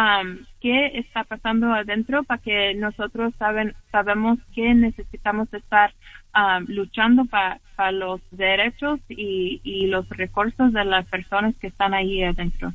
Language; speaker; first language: Spanish; early bilingual, heritage; English